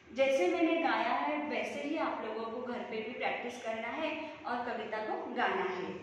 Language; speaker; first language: Hindi; non-native, local second language; Marathi